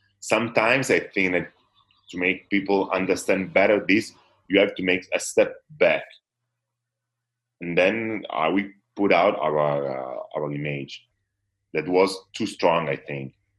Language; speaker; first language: English; non-native, fluent; Italian